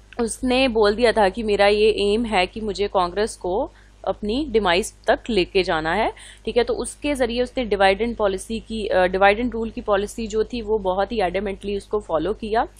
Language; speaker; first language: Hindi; non-native, local second language; Punjabi